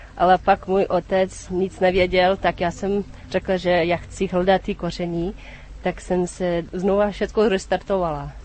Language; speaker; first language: Czech; non-native, fluent; English